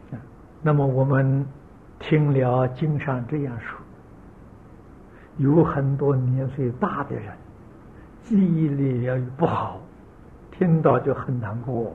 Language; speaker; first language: Chinese; native; Chinese